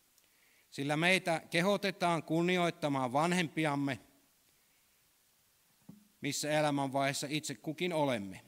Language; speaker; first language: Finnish; native; Finnish